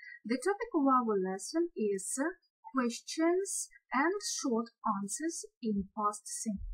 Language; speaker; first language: English; non-native, fluent; Ukrainian